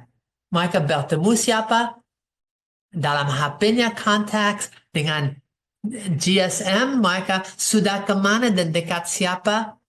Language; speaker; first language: Indonesian; non-native, fluent; English